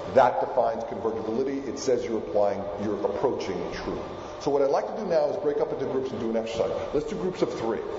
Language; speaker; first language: English; non-native, fluent; Spanish